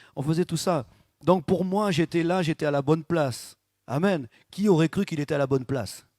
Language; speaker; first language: French; native; French